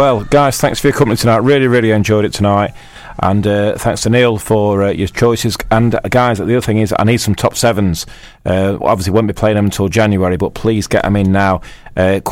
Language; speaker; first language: English; native; English